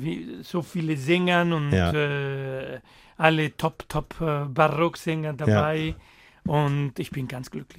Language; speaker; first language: German; non-native, fluent; Spanish